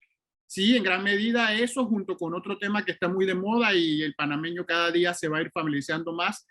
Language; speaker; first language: Spanish; native; Spanish